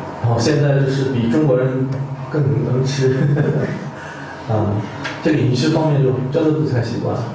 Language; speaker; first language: Chinese; non-native, fluent; Korean